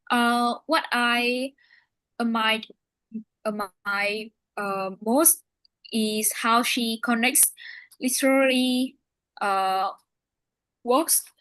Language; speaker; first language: English; non-native, learner; Vietnamese